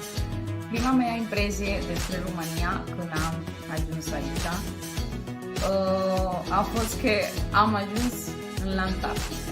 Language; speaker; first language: Romanian; non-native, fluent; Spanish